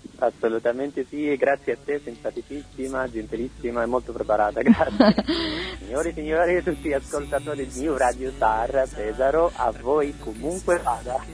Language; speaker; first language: Italian; non-native, fluent; Arabic